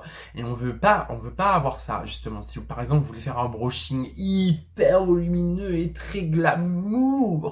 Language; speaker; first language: French; native; French